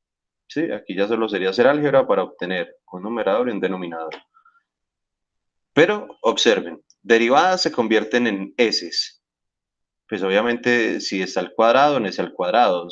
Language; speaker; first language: Spanish; native; Spanish